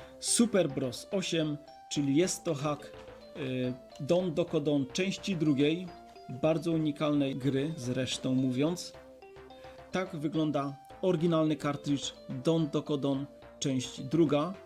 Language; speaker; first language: Polish; native; Polish